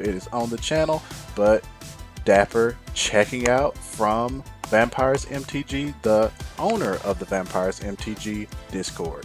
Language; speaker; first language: English; native; English